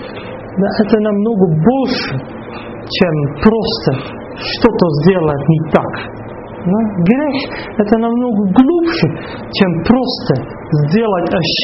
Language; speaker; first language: Russian; non-native, fluent; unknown